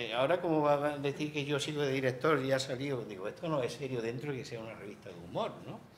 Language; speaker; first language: Spanish; native; Spanish